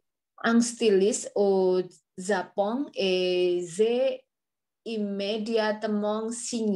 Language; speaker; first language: French; non-native, learner; Indonesian